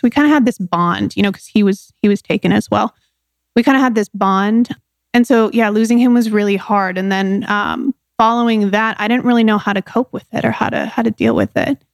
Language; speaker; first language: English; native; English